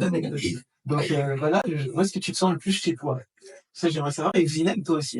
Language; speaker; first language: French; native; French